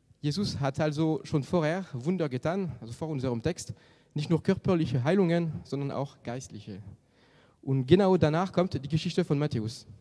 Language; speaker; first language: German; non-native, fluent; French